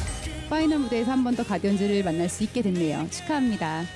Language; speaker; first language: Korean; native; Korean